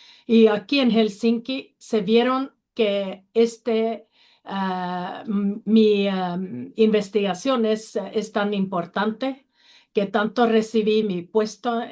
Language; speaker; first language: Spanish; non-native, learner; Finnish